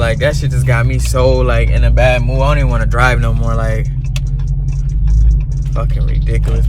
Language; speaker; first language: English; native; English